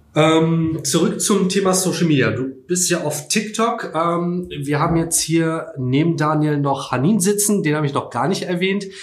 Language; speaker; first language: German; native; German